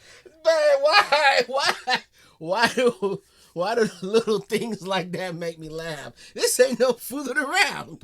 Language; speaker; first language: English; native; English